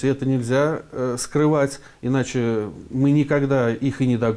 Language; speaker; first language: Russian; native; Russian